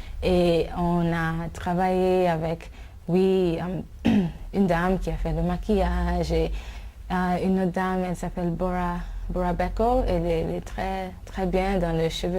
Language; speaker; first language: French; non-native, fluent; English